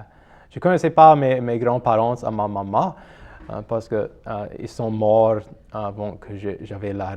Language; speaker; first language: French; non-native, local second language; English